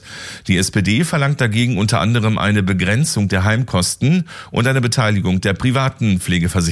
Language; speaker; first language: German; native; German